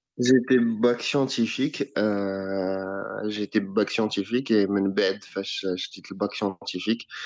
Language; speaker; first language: French; non-native, local second language; Arabic